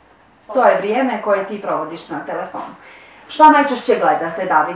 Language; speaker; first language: Croatian; native; Croatian